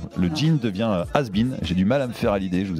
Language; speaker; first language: French; native; French